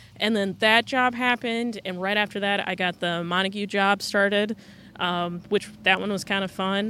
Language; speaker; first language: English; native; English